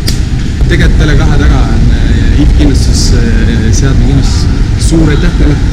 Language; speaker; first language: Estonian; native; Estonian